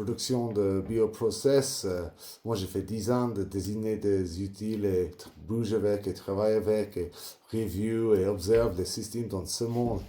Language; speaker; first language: French; non-native, learner; English